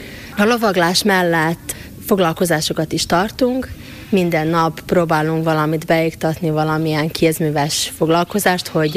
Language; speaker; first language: Hungarian; native; Hungarian